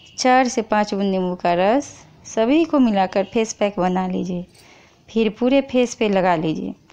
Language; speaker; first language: Hindi; native; Hindi